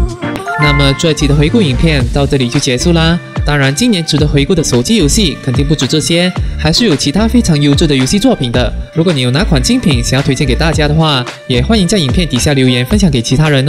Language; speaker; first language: Chinese; native; Chinese